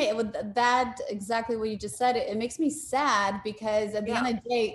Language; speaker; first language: English; early bilingual, other home language; Polish